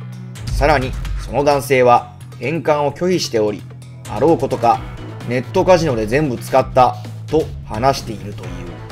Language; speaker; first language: Japanese; native; Japanese